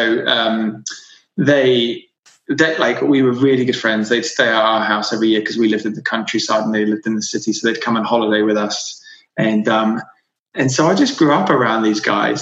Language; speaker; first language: English; native; English